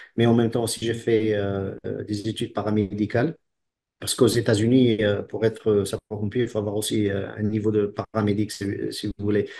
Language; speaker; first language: French; non-native, local second language; Arabic